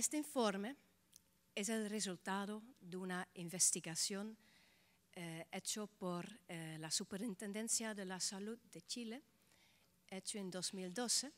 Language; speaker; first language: Spanish; non-native, fluent; Dutch